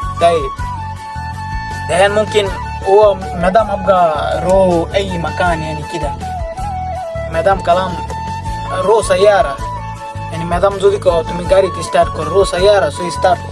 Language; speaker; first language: Arabic; non-native, learner; Bangla